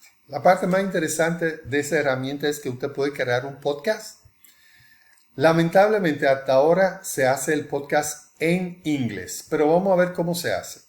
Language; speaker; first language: Spanish; non-native, fluent; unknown